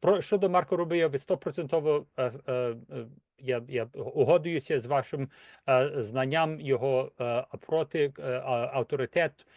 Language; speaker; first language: Ukrainian; early bilingual, heritage; Ukrainian